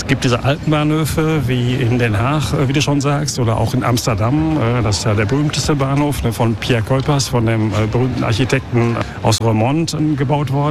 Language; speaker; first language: German; native; German